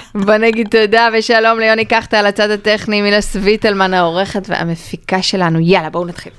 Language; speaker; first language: Hebrew; native; Hebrew